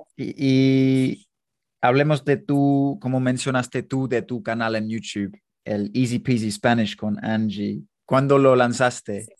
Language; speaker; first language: Spanish; non-native, fluent; English